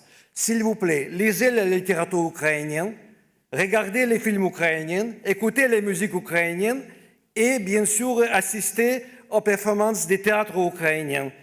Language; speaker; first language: French; non-native, fluent; Ukrainian